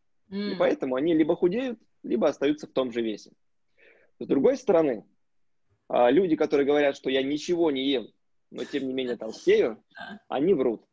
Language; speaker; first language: Russian; native; Russian